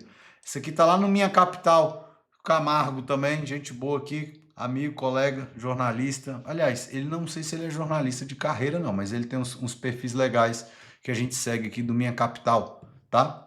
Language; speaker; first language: Portuguese; native; Portuguese